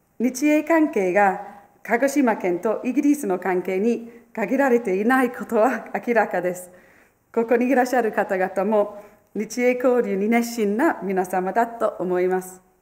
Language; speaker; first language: Japanese; non-native, fluent; English